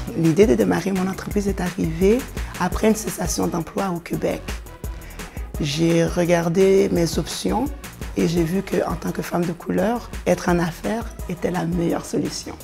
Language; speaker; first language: French; non-native, local second language; Haitian Creole